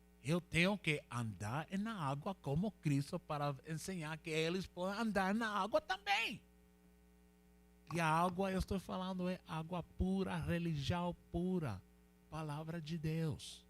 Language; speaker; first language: Portuguese; non-native, learner; Spanish